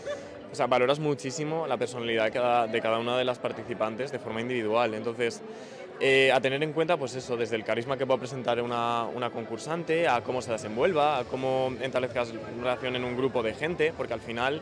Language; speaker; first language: Spanish; native; Spanish